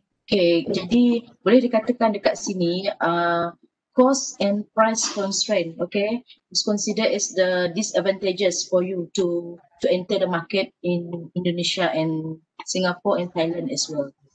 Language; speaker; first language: English; non-native, local second language; Malay